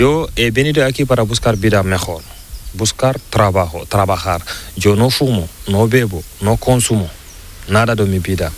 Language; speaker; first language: Spanish; non-native, learner; Fula